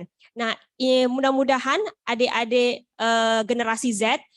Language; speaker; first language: Indonesian; native; Indonesian